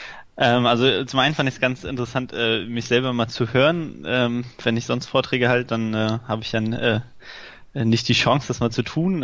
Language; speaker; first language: German; native; German